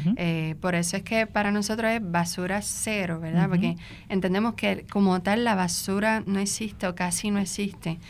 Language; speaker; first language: Spanish; native; Spanish